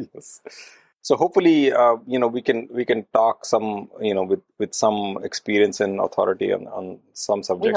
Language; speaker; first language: English; non-native, local second language; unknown